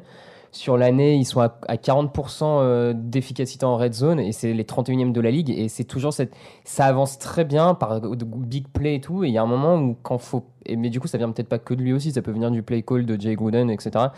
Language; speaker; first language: French; native; French